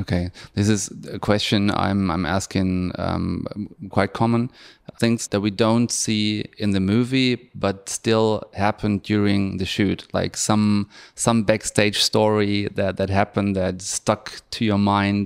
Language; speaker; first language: English; non-native, fluent; German